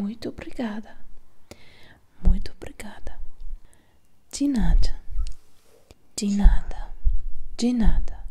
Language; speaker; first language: Portuguese; non-native, learner; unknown